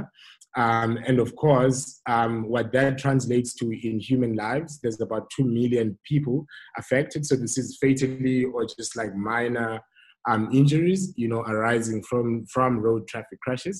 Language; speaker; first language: English; non-native, local second language; Xhosa